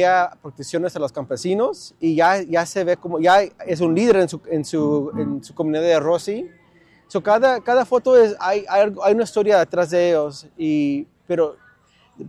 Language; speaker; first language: Spanish; early bilingual, heritage; Spanish